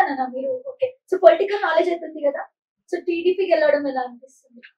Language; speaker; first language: Telugu; native; Telugu